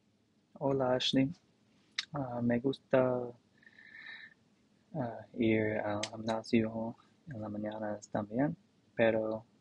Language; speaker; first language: Spanish; non-native, learner; English